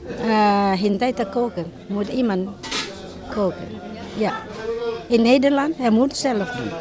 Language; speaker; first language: Dutch; non-native, learner; Indonesian